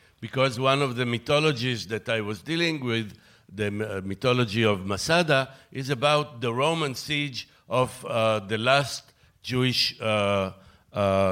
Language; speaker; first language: English; non-native, fluent; Hebrew